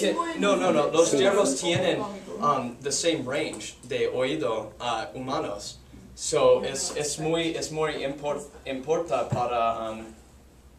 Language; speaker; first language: Spanish; non-native, learner; English